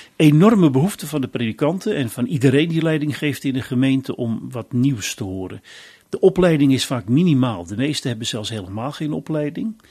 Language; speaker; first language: Dutch; native; Dutch